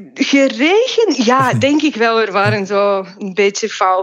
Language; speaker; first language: Dutch; non-native, fluent; Bulgarian